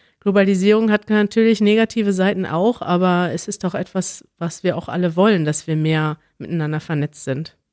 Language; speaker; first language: German; native; German